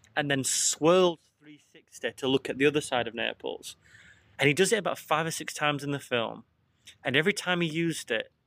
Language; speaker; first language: English; native; English